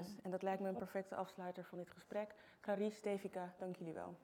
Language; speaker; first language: Dutch; native; Dutch